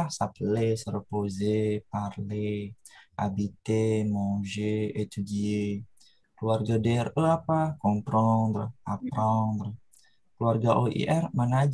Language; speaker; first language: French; non-native, fluent; Indonesian